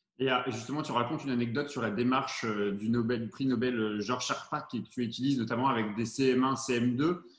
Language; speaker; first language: French; native; French